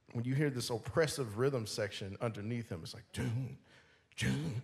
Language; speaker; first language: English; native; English